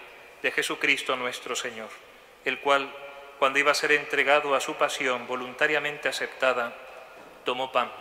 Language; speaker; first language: Spanish; native; Spanish